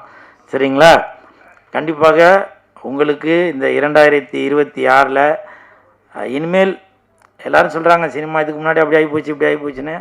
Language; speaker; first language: Tamil; native; Tamil